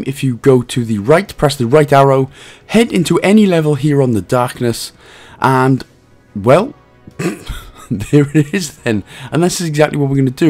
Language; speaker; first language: English; native; English